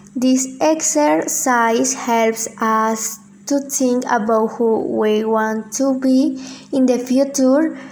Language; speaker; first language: English; non-native, learner; Spanish